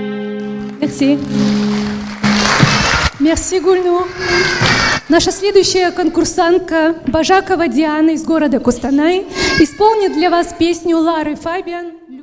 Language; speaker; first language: Russian; native; Russian